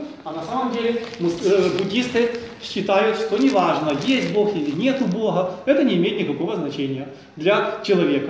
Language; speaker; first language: Russian; native; Russian